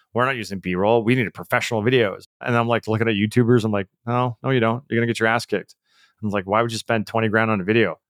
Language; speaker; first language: English; early bilingual, other home language; Czech